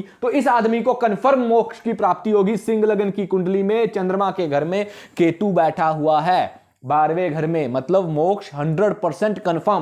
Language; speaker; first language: Hindi; native; Hindi